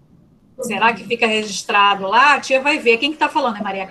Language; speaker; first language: Portuguese; native; Portuguese